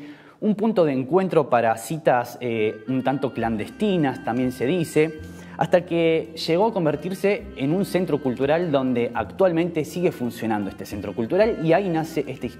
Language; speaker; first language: Spanish; native; Spanish